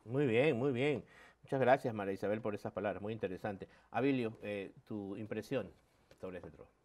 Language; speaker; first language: Spanish; native; Spanish